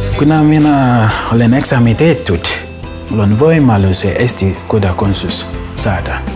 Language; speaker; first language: Estonian; non-native, learner; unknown